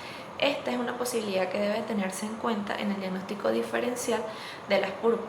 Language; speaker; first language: Spanish; native; Spanish